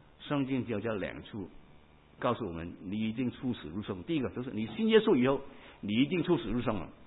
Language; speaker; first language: Chinese; non-native, local second language; Cantonese